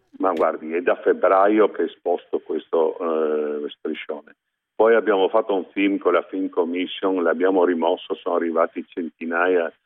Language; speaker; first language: Italian; native; Italian